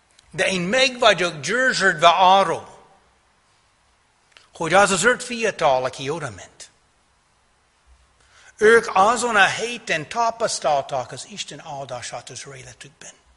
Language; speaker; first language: Hungarian; non-native, fluent; English